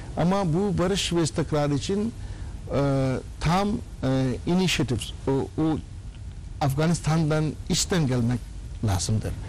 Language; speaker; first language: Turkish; non-native, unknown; Urdu